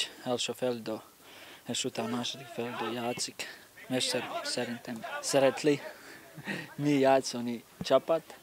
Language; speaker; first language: Hungarian; non-native, learner; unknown